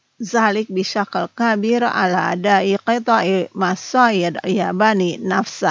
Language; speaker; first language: Arabic; non-native, fluent; Indonesian